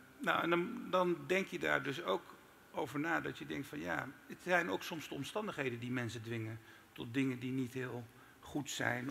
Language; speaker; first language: Dutch; early bilingual, other home language; Turkish